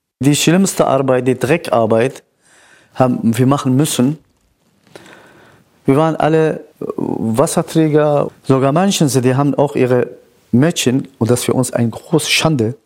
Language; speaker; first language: German; non-native, fluent; Kurdish